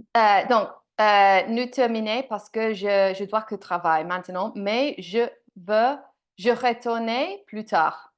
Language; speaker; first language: French; non-native, learner; English